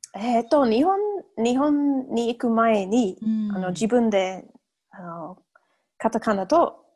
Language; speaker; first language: Japanese; non-native, learner; English